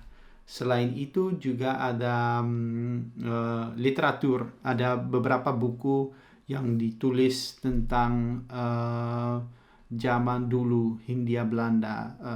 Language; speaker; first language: Indonesian; early bilingual, heritage; Dutch